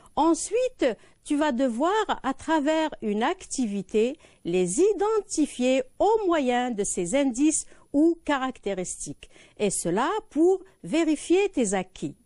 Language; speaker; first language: French; non-native, local second language; Arabic